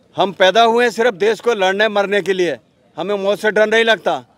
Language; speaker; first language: Hindi; native; Hindi